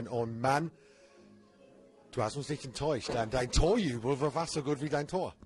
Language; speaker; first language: German; non-native, fluent; English